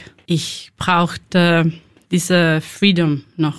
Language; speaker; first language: German; non-native, learner; Spanish